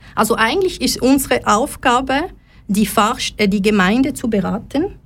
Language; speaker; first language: German; non-native, fluent; Lingala